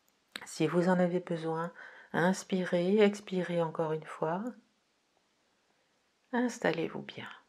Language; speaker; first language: French; native; French